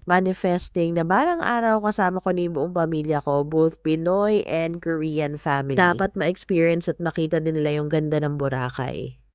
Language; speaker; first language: Filipino; native; Filipino